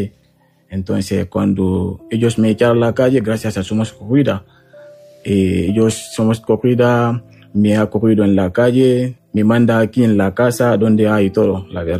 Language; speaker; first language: Spanish; non-native, learner; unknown